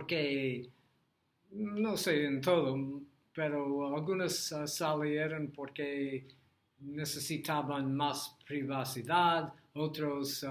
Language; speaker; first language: Spanish; non-native, learner; English